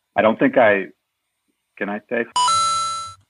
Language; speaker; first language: English; native; English